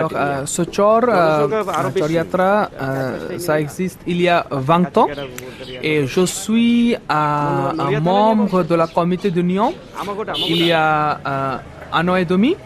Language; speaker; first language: French; non-native, fluent; Bangla